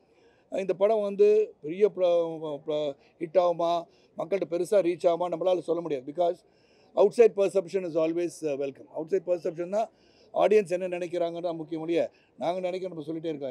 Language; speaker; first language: Tamil; native; Tamil